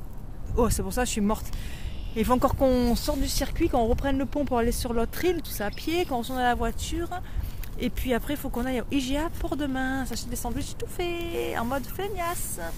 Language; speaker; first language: French; native; French